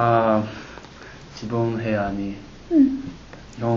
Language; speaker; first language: Japanese; non-native, learner; Chinese